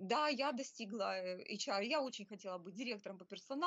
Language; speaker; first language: Russian; native; Russian